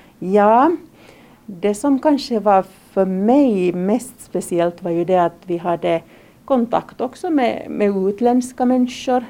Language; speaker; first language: Swedish; native; Swedish